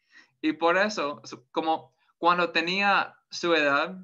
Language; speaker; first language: Spanish; non-native, fluent; English